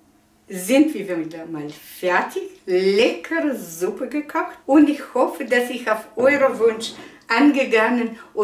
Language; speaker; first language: German; non-native, fluent; Russian